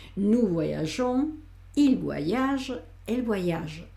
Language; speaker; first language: French; non-native, fluent; Spanish